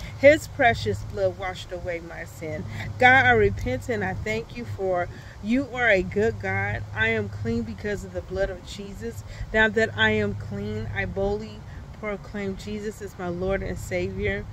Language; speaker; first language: English; native; English